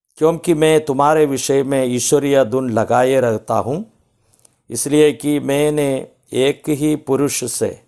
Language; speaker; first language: Hindi; non-native, local second language; Malayalam